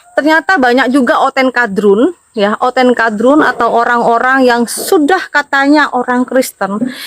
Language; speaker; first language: Indonesian; non-native, local second language; Madurese